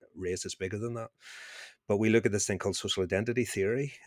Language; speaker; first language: English; native; English